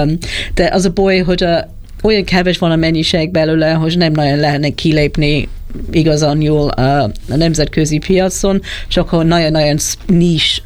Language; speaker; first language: Hungarian; non-native, learner; English